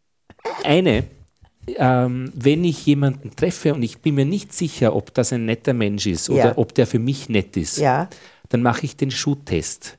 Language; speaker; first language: German; native; German